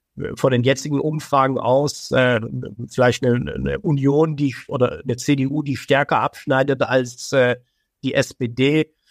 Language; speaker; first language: German; early bilingual, other home language; Persian